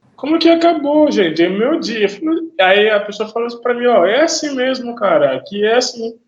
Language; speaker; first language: Portuguese; non-native, fluent; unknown